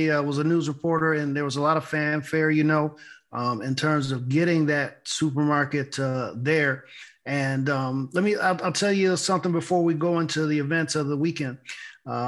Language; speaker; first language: English; native; English